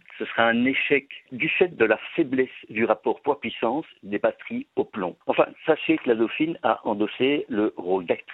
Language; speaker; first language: French; native; French